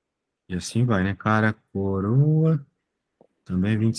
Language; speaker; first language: Portuguese; native; Portuguese